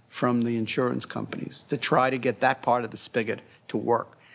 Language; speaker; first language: English; native; English